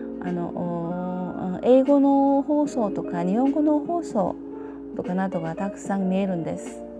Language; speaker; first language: Japanese; non-native, learner; Korean